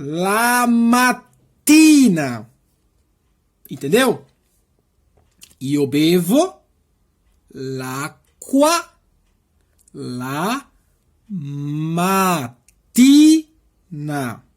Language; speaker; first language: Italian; non-native, fluent; Portuguese